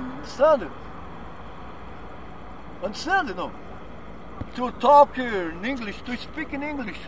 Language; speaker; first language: English; non-native, learner; Portuguese